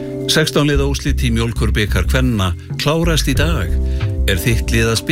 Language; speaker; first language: Icelandic; native; Icelandic